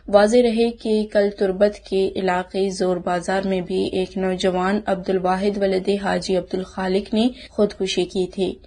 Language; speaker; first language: Urdu; non-native, local second language; Baluchi